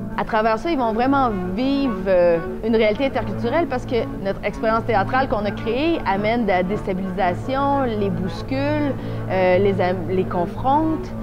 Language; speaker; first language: French; native; French